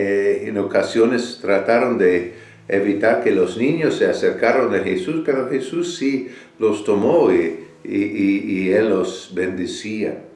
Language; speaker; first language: Spanish; non-native, fluent; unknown